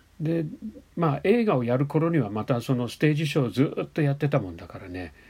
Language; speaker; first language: Japanese; non-native, fluent; English